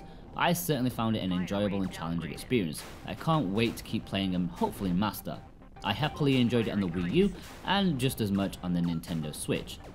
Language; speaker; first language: English; native; English